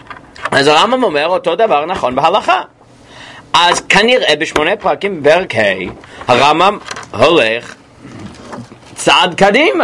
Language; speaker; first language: Hebrew; non-native, fluent; English